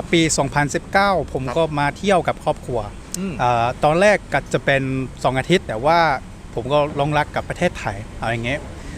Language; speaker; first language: Thai; non-native, fluent; English